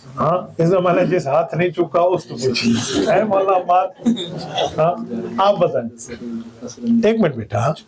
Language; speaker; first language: Urdu; non-native, local second language; Punjabi